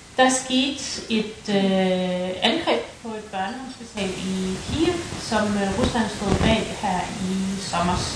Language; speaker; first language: Danish; early bilingual, other home language; Ukrainian